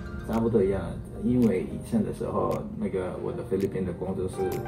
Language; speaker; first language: Chinese; non-native, learner; Filipino